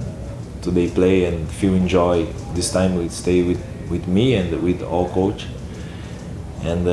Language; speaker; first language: English; non-native, learner; Portuguese